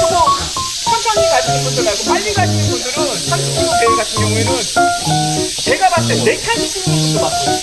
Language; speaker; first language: Korean; native; Korean